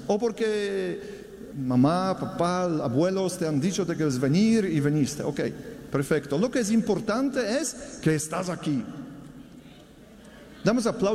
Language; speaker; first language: Spanish; non-native, fluent; Polish